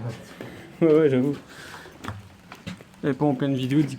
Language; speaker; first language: French; native; French